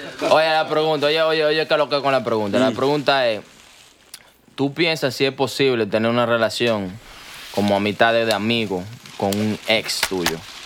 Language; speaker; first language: Spanish; early bilingual, other home language; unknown